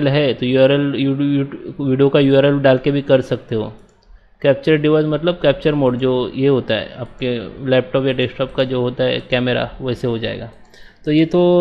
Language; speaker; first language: Hindi; native; Hindi